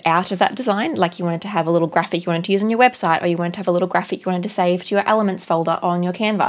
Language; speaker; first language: English; native; English